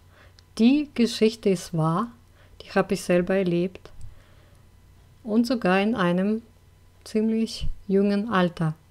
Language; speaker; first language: German; non-native, fluent; Russian